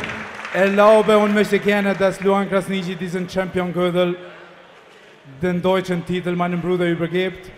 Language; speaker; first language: German; non-native, fluent; Albanian